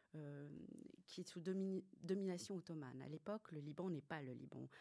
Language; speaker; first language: French; native; French